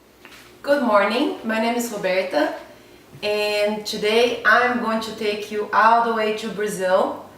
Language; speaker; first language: English; non-native, fluent; Portuguese